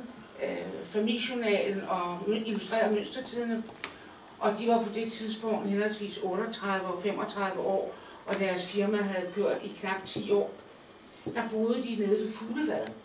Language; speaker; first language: Danish; native; Danish